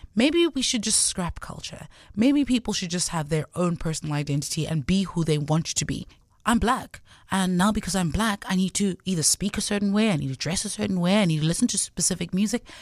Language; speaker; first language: English; non-native, local second language; Southern Sotho